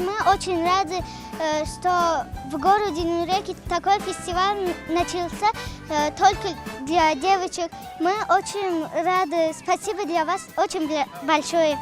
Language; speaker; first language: Russian; non-native, learner; Tajik